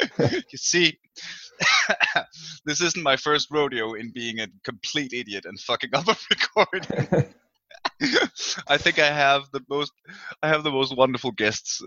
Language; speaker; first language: English; non-native, fluent; Danish